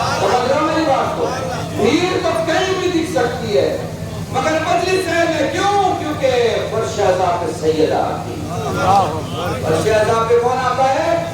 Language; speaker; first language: Urdu; native; Urdu